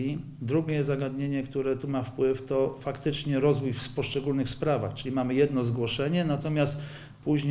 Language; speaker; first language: Polish; native; Polish